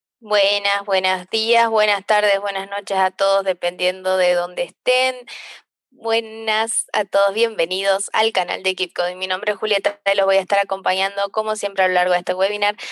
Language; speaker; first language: Spanish; native; Spanish